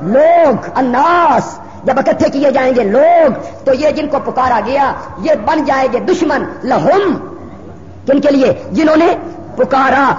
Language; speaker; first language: Urdu; non-native, local second language; Punjabi